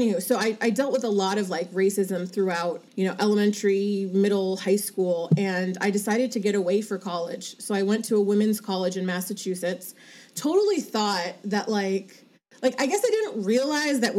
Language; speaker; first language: English; native; English